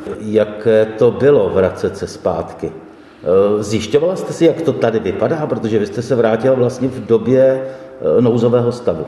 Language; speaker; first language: Czech; native; Czech